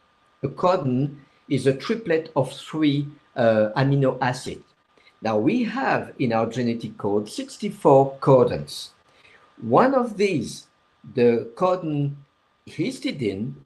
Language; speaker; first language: English; non-native, fluent; French